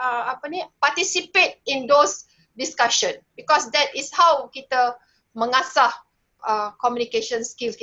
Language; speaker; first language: English; non-native, fluent; Malay